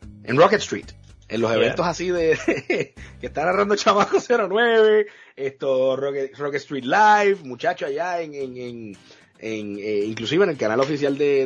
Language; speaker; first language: Spanish; native; Spanish